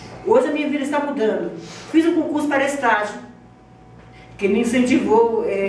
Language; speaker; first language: Portuguese; native; Portuguese